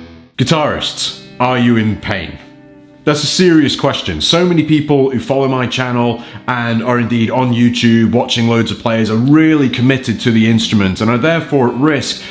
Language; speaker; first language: English; native; English